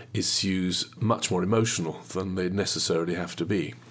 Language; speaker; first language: English; native; English